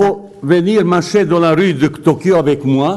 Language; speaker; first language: French; non-native, fluent; Bosnian